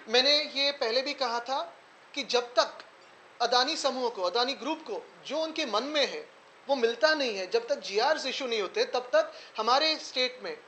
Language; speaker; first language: Hindi; non-native, local second language; Marathi